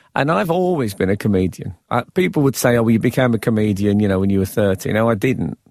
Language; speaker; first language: English; native; English